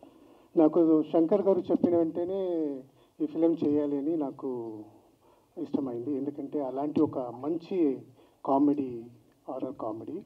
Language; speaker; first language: Telugu; non-native, learner; Tamil